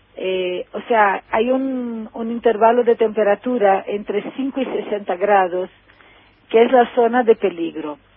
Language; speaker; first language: Spanish; non-native, fluent; Portuguese